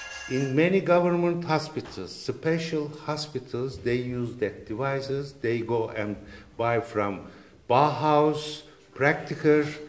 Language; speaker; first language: English; non-native, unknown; Turkish